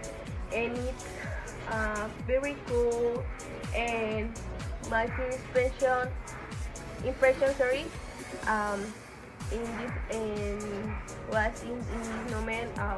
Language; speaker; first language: English; non-native, learner; Spanish